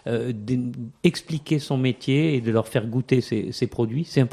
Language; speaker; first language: French; native; French